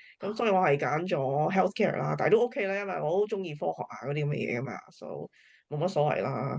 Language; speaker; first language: Cantonese; early bilingual, heritage; Cantonese